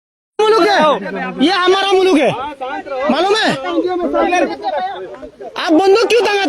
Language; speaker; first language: Hindi; non-native, learner; Bangla